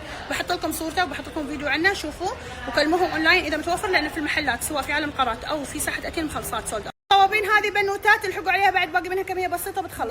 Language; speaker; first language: Arabic; native; Arabic